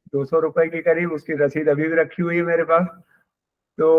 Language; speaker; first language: Hindi; native; Hindi